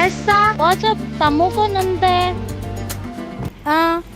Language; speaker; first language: Korean; non-native, learner; Filipino